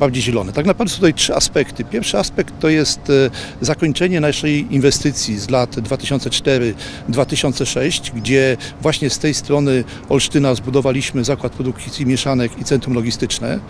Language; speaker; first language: Polish; native; Polish